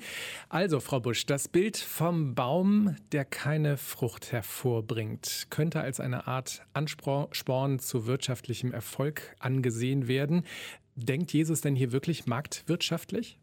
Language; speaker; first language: German; native; German